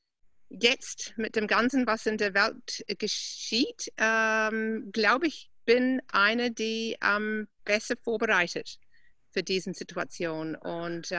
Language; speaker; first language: German; non-native, fluent; English